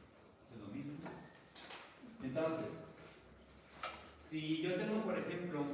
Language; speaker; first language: Spanish; native; Spanish